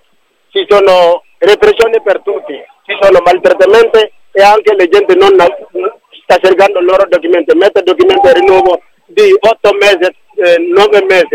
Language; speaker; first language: Italian; non-native, learner; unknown